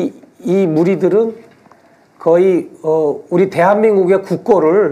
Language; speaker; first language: Korean; native; Korean